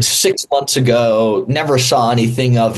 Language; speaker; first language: English; native; English